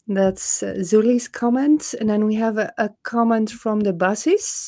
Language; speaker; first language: English; non-native, fluent; Dutch